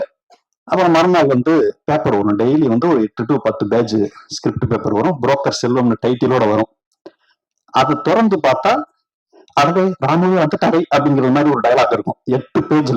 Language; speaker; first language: Tamil; native; Tamil